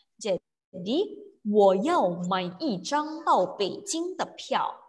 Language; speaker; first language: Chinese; non-native, fluent; Indonesian